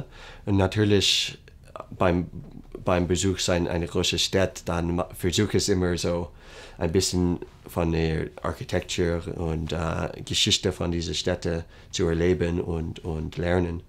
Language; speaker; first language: German; non-native, fluent; English